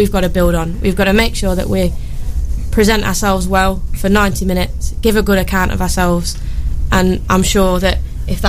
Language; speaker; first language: English; native; English